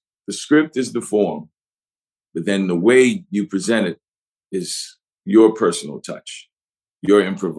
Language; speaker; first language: English; native; English